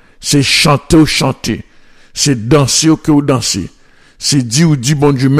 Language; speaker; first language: French; non-native, local second language; Haitian Creole